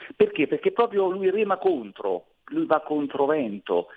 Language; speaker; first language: Italian; native; Italian